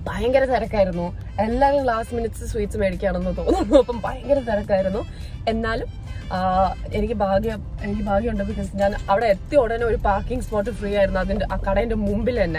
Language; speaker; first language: Malayalam; early bilingual, heritage; Malayalam